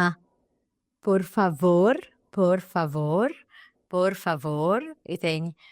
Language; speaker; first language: Spanish; non-native, learner; Arabic